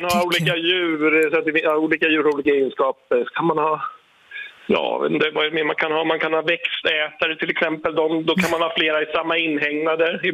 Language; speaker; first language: Swedish; native; Swedish